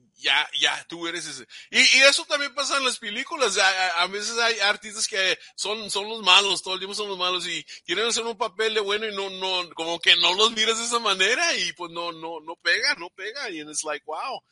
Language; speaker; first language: Spanish; early bilingual, heritage; Spanish